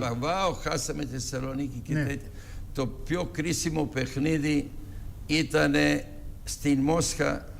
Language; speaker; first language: Greek; non-native, fluent; Serbian